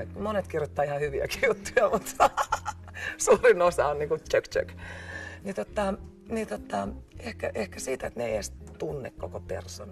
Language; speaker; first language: Finnish; native; Finnish